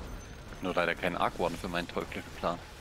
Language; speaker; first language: German; native; German